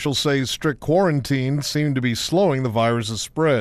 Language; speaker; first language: English; non-native, fluent; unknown